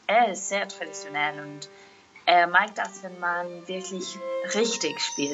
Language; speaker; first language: German; non-native, learner; English